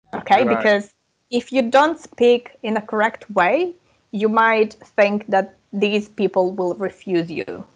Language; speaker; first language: English; non-native, fluent; Russian